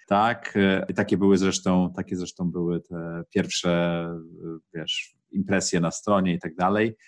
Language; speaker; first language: Polish; native; Polish